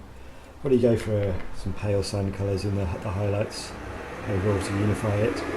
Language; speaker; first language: English; native; English